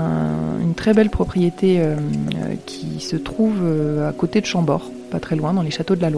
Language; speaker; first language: French; native; French